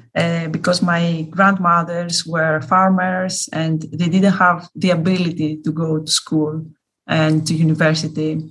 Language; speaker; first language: English; non-native, fluent; Greek